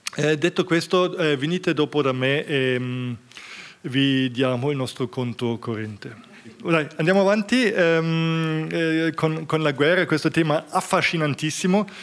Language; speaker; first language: Italian; non-native, fluent; German